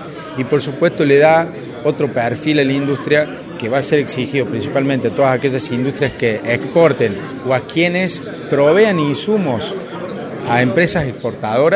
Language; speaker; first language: Spanish; native; Spanish